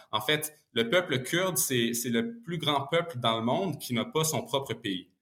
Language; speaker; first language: French; early bilingual, other home language; Bosnian